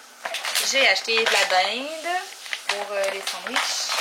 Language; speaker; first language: French; native; French